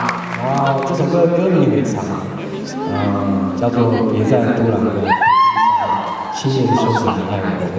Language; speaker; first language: Chinese; non-native, local second language; Amis